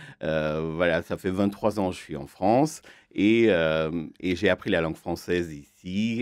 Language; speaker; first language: French; non-native, fluent; Armenian